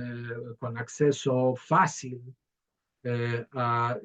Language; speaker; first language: Spanish; native; Spanish